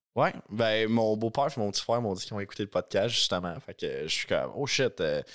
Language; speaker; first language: French; native; French